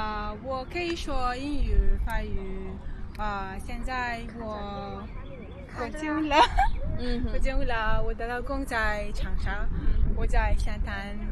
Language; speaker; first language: Chinese; non-native, learner; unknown